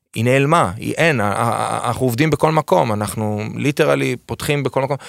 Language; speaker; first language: Hebrew; native; Hebrew